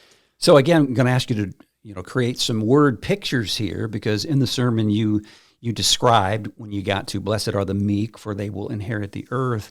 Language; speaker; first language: English; native; English